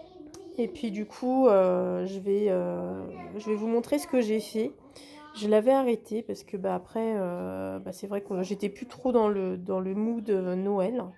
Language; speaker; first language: French; native; French